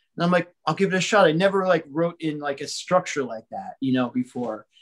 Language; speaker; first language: English; native; English